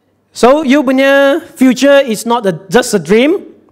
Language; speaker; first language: English; non-native, local second language; Chinese